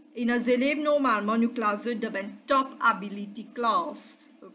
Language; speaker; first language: French; non-native, local second language; Morisyen